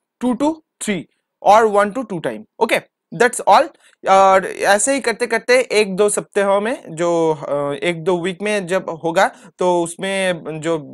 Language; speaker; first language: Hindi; non-native, local second language; Bangla